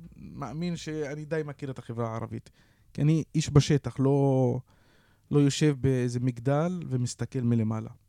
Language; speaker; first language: Hebrew; non-native, local second language; Arabic